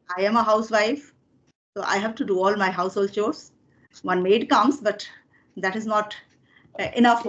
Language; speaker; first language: English; non-native, fluent; Hindi